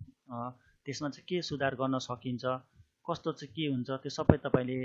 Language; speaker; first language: Nepali; native; Nepali